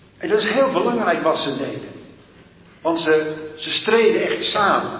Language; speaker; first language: Dutch; native; Dutch